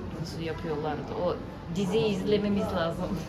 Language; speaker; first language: Turkish; non-native, fluent; Japanese